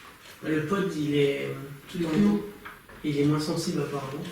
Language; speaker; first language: French; native; French